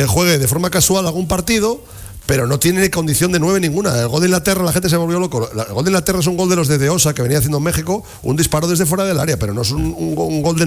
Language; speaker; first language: Spanish; native; Spanish